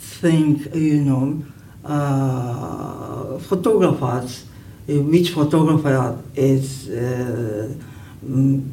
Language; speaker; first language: English; non-native, learner; Japanese